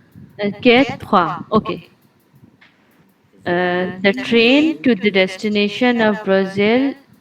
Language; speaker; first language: English; non-native, local second language; Urdu